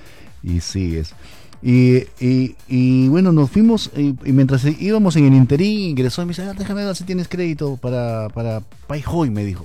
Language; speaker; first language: Spanish; native; Spanish